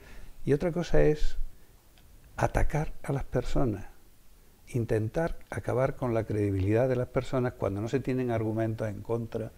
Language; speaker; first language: Spanish; native; Spanish